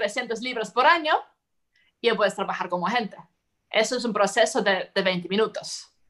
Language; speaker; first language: Spanish; non-native, fluent; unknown